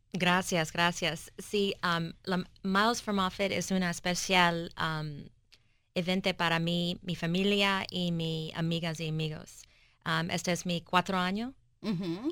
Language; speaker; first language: Spanish; early bilingual, heritage; English